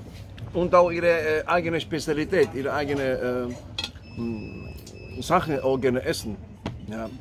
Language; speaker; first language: German; non-native, learner; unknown